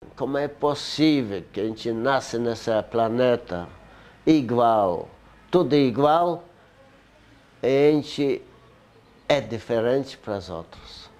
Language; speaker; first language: Portuguese; non-native, fluent; Polish